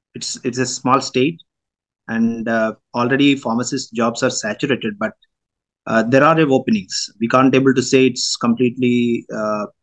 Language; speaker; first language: English; non-native, local second language; Telugu